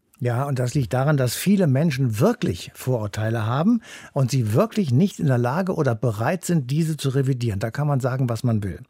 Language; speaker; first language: German; native; German